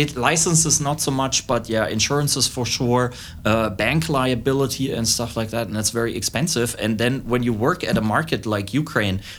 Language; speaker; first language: English; non-native, fluent; German